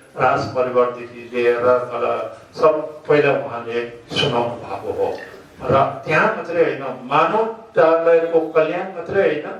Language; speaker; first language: Nepali; non-native, local second language; Sherpa